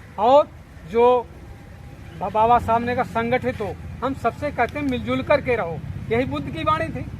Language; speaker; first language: Hindi; native; Hindi